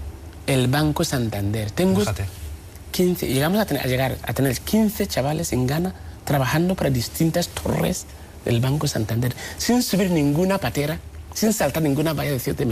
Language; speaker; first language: Spanish; non-native, fluent; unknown